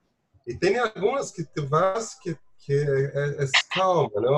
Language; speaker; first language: Spanish; non-native, learner; Portuguese